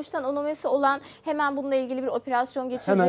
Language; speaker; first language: Turkish; native; Turkish